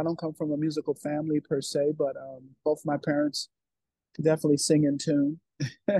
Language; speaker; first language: English; native; English